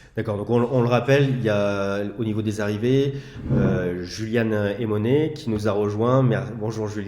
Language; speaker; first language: French; native; French